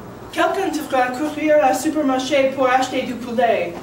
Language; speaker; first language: French; non-native, learner; English